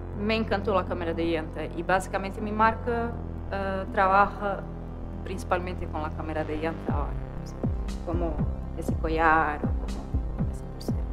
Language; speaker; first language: Spanish; non-native, fluent; Portuguese